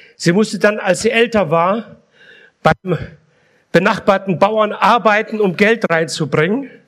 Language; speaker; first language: German; early bilingual, other home language; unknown